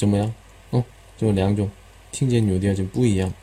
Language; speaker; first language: Chinese; non-native, learner; Korean